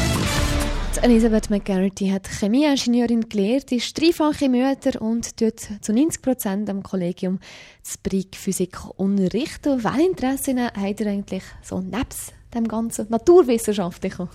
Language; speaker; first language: German; native; German